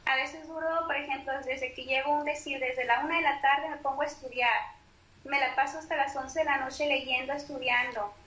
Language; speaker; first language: Spanish; native; Spanish